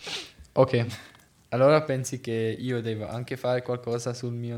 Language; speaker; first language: Italian; non-native, learner; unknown